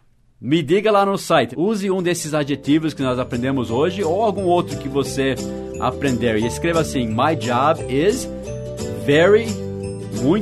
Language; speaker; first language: Portuguese; non-native, fluent; English